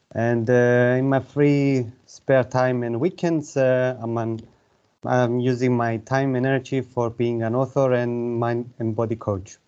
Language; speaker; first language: English; non-native, fluent; Greek